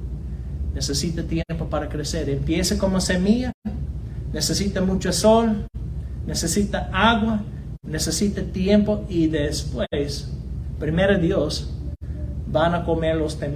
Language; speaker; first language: Spanish; non-native, fluent; English